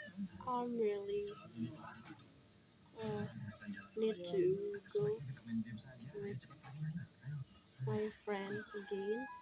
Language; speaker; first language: English; non-native, learner; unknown